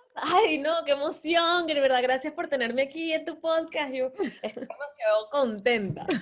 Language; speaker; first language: Spanish; native; Spanish